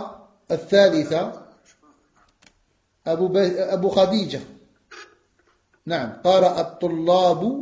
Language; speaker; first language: Arabic; non-native, fluent; French